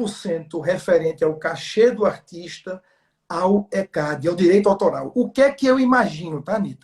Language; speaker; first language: Portuguese; native; Portuguese